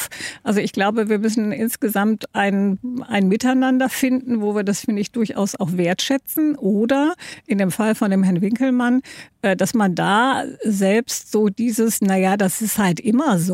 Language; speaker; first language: German; native; German